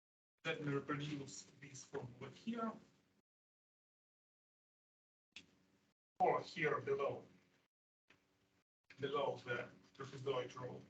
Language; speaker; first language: English; non-native, fluent; Russian